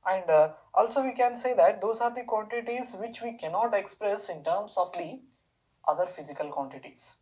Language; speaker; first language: English; non-native, local second language; Kannada